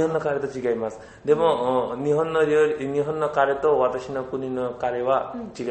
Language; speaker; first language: Japanese; non-native, learner; Bangla